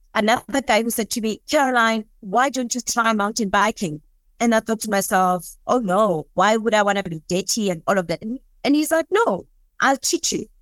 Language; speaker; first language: English; non-native, local second language; Southern Sotho